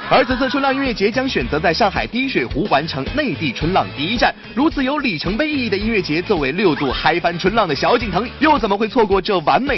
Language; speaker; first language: Chinese; native; Chinese